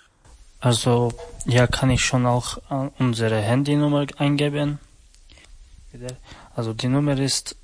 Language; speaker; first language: German; non-native, learner; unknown